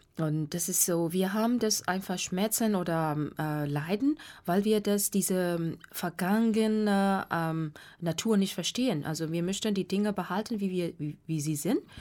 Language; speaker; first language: German; non-native, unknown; Burmese